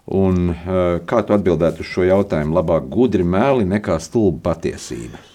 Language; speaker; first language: Latvian; native; Latvian